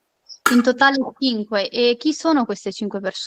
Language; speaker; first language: Italian; non-native, fluent; Urdu